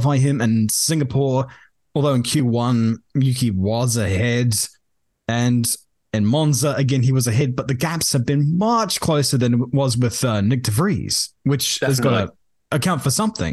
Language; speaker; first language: English; native; English